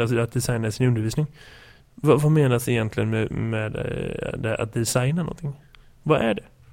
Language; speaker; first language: Swedish; native; Swedish